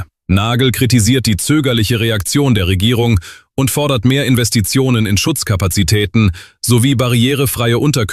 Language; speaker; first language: German; native; German